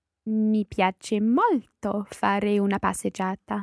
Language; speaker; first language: Italian; non-native, learner; English